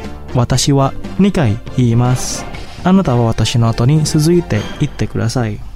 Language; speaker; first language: Japanese; non-native, fluent; Indonesian